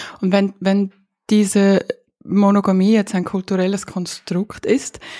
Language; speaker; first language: German; native; German